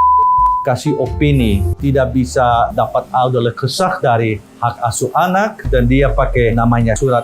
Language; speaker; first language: Indonesian; non-native, fluent; Dutch